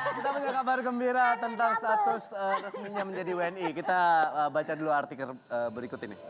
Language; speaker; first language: Indonesian; native; Indonesian